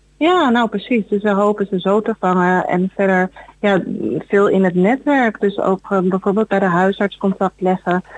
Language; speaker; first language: Dutch; native; Dutch